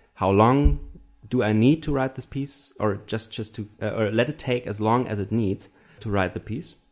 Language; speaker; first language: English; non-native, fluent; German